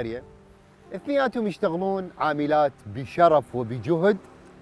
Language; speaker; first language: Arabic; native; Arabic